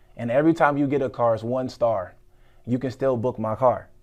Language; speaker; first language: English; native; English